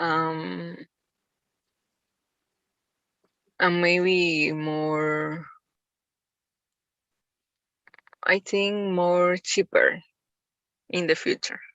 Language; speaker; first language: English; non-native, learner; Spanish